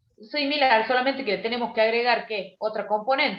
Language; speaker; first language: Spanish; native; Spanish